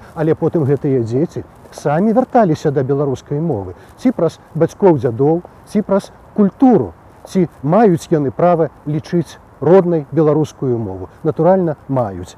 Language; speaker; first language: Belarusian; native; Belarusian